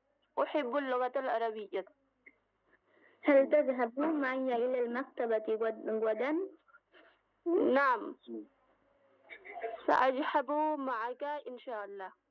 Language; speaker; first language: Arabic; non-native, learner; Bangla